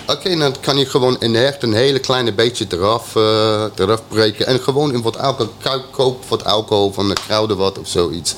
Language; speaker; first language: Dutch; non-native, fluent; English